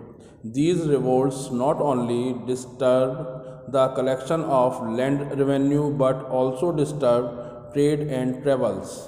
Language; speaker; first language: English; non-native, local second language; Hindi